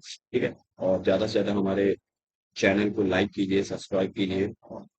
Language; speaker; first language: Hindi; native; Hindi